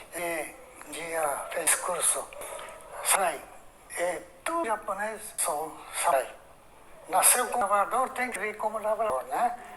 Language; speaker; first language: Portuguese; non-native, learner; Japanese